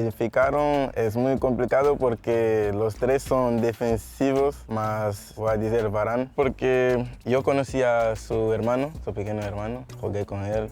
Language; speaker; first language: Spanish; non-native, learner; Portuguese